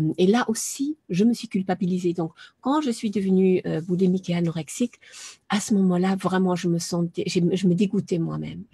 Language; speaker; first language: French; non-native, fluent; German